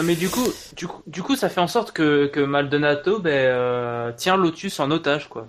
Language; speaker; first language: French; native; French